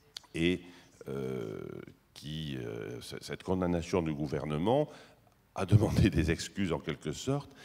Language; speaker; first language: French; native; French